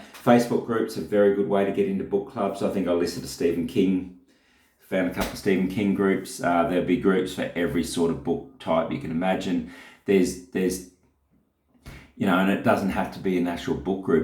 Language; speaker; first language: English; native; English